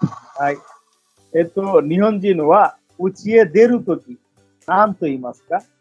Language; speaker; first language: Japanese; non-native, fluent; Bangla